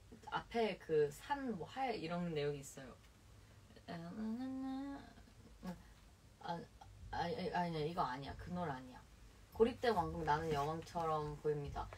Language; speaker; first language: Korean; early bilingual, heritage; Korean